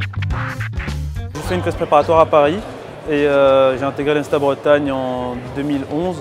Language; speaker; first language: French; non-native, fluent; Greek